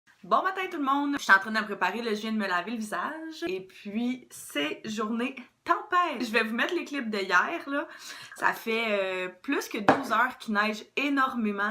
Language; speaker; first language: French; native; French